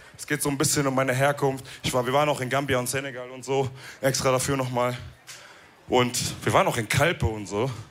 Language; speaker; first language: German; early bilingual, other home language; Wolof